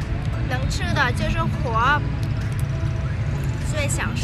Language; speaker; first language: Chinese; non-native, fluent; Vietnamese